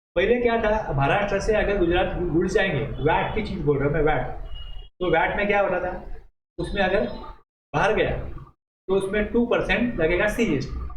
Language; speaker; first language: Hindi; non-native, local second language; Marathi